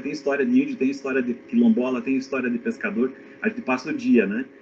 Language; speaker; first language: Portuguese; native; Portuguese